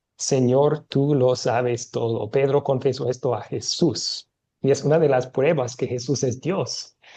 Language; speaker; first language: Spanish; non-native, fluent; English